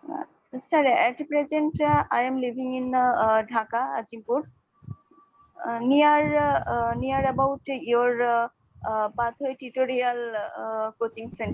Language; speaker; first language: English; non-native, learner; Bangla